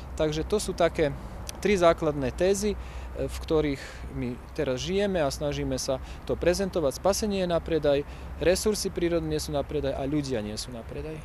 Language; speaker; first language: Slovak; native; Slovak